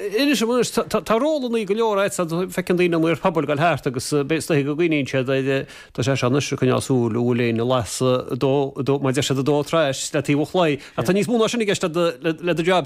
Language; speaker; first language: Irish; native; Irish